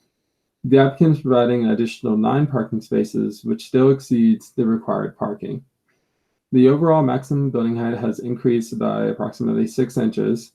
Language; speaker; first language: English; native; English